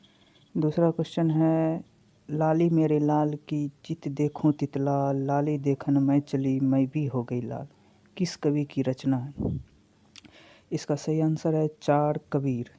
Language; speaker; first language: Hindi; native; Hindi